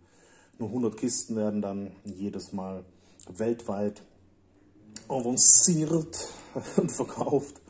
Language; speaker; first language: German; native; German